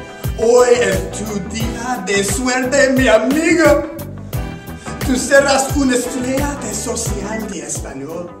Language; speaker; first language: Spanish; non-native, learner; English